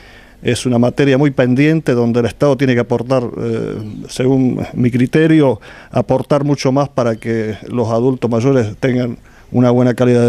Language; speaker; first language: Spanish; native; Spanish